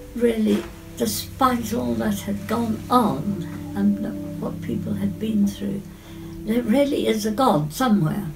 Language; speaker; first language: English; native; English